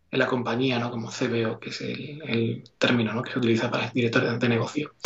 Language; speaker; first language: Spanish; native; Spanish